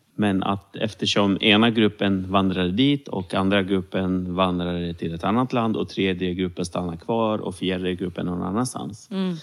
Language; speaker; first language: Swedish; early bilingual, other home language; Romany